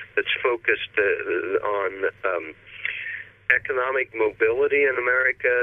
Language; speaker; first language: English; native; English